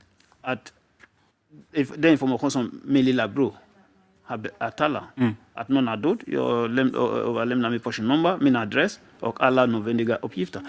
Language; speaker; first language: Swedish; non-native, fluent; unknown